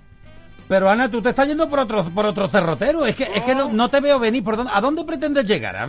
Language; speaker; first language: Spanish; native; Spanish